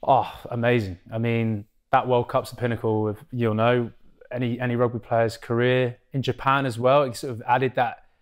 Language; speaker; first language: English; native; English